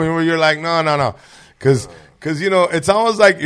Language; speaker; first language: English; early bilingual, other home language; Spanish